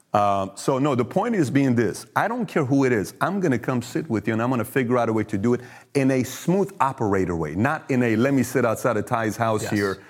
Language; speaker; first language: English; early bilingual, other home language; Persian